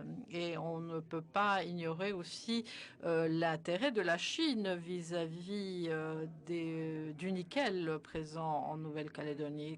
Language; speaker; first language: French; non-native, fluent; Italian